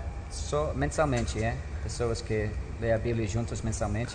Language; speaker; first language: Portuguese; non-native, learner; English